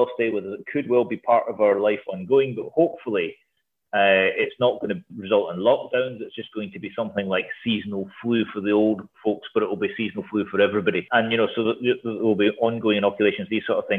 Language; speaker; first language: English; native; English